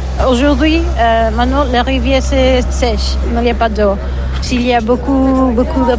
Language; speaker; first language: French; non-native, learner; Catalan